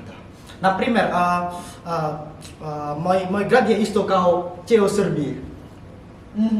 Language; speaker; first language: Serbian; non-native, learner; Indonesian